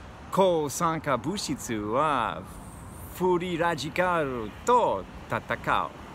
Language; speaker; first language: Japanese; non-native, learner; English